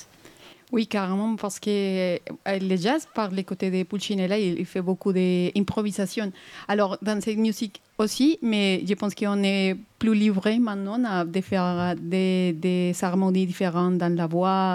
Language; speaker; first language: French; non-native, fluent; Spanish